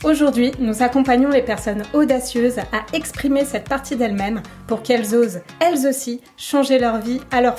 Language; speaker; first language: French; native; French